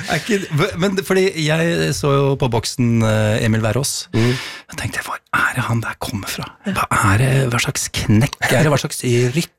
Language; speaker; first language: Norwegian; early bilingual, heritage; Norwegian